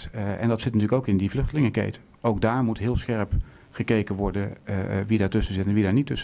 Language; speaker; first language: Dutch; native; Dutch